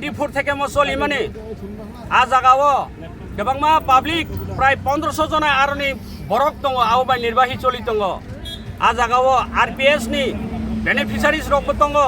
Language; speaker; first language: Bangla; non-native, local second language; Kok Borok